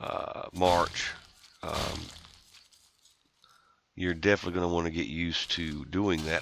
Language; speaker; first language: English; native; English